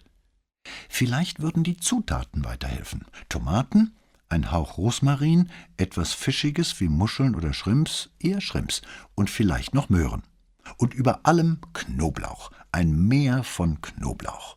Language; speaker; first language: German; native; German